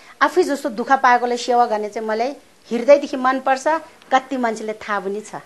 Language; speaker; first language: Nepali; non-native, local second language; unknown